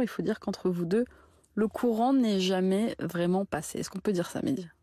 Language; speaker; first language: French; native; French